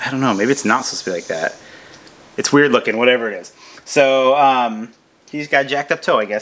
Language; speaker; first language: English; native; English